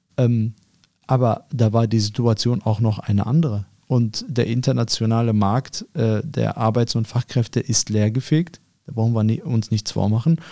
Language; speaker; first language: German; early bilingual, other home language; Arabic